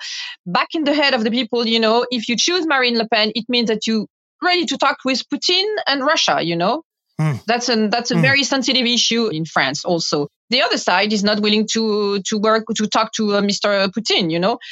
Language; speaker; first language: English; non-native, fluent; French